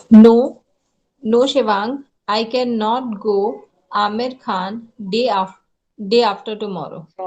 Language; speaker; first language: English; non-native, learner; Hindi